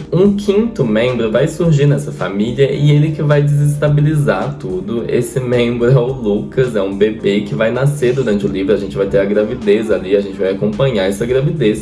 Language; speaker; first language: Portuguese; native; Portuguese